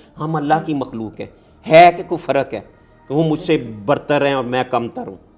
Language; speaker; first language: Urdu; non-native, local second language; Punjabi